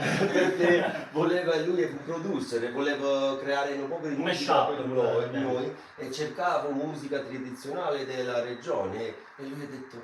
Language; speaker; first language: Italian; non-native, fluent; English